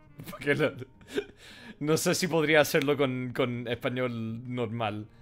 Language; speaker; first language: Spanish; native; Spanish